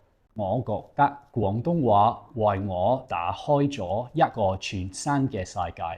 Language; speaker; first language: Cantonese; non-native, fluent; English